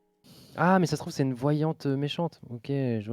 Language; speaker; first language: French; native; French